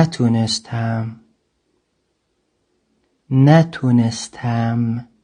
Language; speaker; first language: Persian; non-native, fluent; Central Kurdish